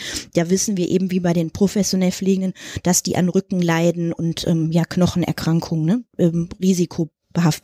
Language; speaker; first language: German; native; German